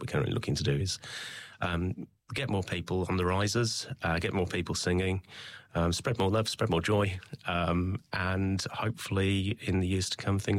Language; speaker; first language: English; native; English